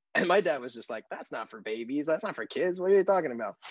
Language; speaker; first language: English; non-native, fluent; French